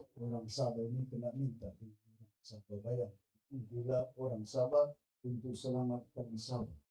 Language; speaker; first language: Malay; non-native, local second language; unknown